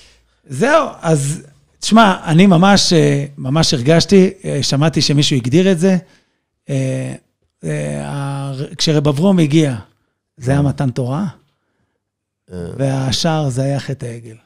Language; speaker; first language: Hebrew; native; Hebrew